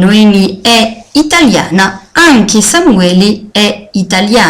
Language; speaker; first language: Italian; non-native, fluent; French